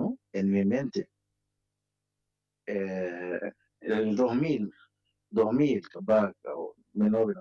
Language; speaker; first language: Spanish; non-native, fluent; Arabic